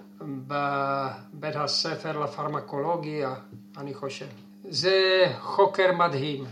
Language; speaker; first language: Hebrew; non-native, fluent; Czech